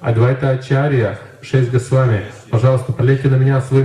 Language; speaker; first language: Russian; native; Russian